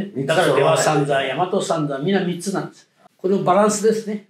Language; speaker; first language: Japanese; native; Japanese